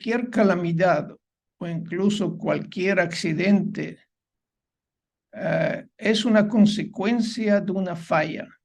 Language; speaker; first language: Spanish; non-native, fluent; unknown